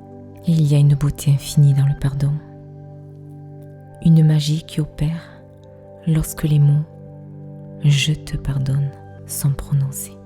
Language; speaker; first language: French; native; French